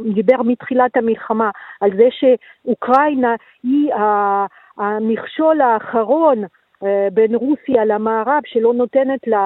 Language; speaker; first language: Hebrew; non-native, fluent; Russian